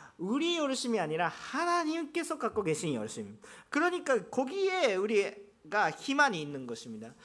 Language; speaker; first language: Korean; non-native, fluent; Japanese